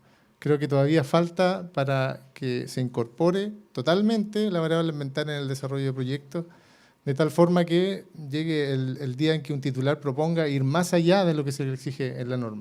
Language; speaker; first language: Spanish; native; Spanish